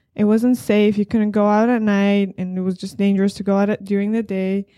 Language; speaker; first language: English; non-native, fluent; Persian